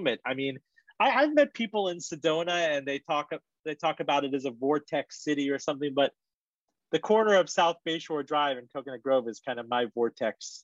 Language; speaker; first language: English; early bilingual, other home language; Persian